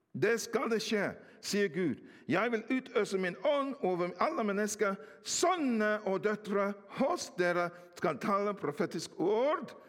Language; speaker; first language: Norwegian; non-native, fluent; English